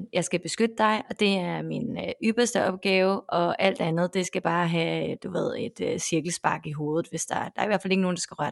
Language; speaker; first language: Danish; native; Danish